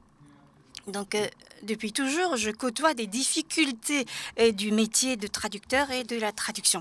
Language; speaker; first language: French; non-native, fluent; Japanese